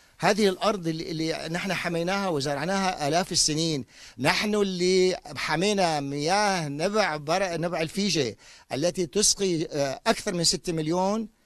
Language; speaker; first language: Arabic; native; Arabic